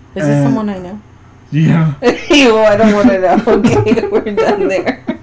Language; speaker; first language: English; native; English